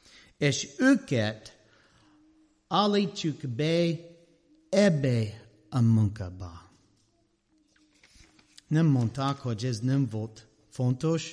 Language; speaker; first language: Hungarian; non-native, learner; English